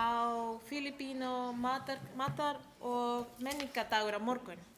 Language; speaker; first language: Icelandic; non-native, learner; Spanish